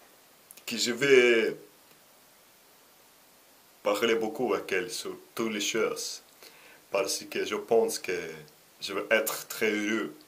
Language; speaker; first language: French; non-native, learner; Russian